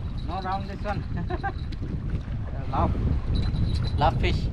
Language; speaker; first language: English; non-native, learner; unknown